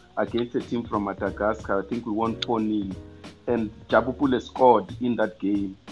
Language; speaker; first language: English; non-native, local second language; Venda